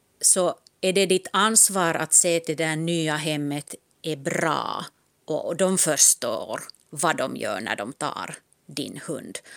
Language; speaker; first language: Swedish; non-native, local second language; Finnish